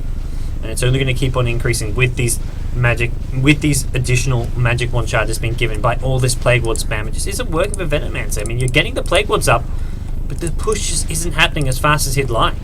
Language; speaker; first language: English; native; English